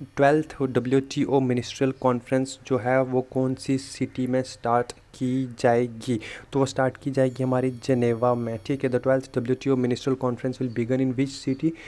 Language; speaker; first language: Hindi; non-native, local second language; Kashmiri